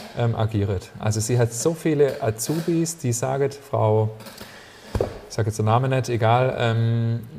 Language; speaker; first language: German; native; German